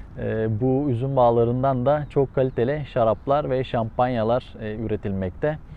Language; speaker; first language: Turkish; native; Turkish